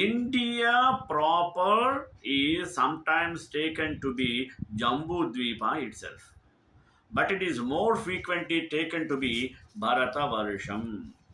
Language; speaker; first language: English; non-native, local second language; Telugu